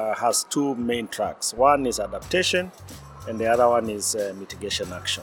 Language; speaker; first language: English; non-native, local second language; Masai